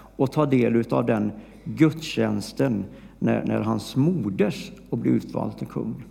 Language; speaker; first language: Swedish; native; Swedish